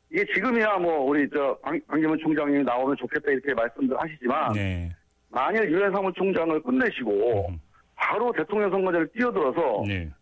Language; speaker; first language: Korean; native; Korean